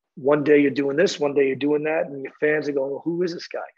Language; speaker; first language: English; native; English